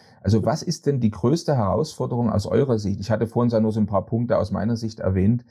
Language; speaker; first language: German; native; German